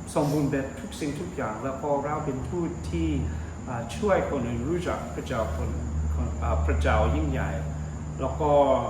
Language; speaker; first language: Thai; non-native, fluent; English